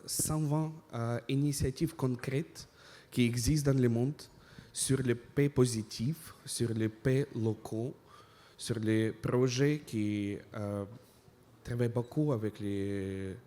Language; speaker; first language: French; non-native, fluent; Russian